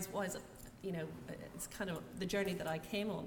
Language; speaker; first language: English; native; English